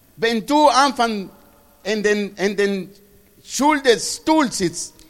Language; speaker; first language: German; non-native, fluent; Spanish